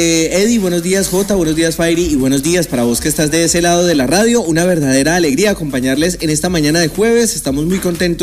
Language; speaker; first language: Spanish; native; Spanish